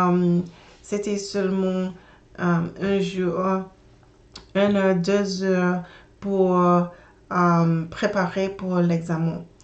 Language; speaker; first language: French; non-native, learner; English